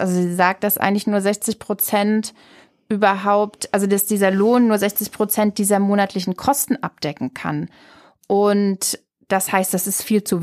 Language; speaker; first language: German; native; German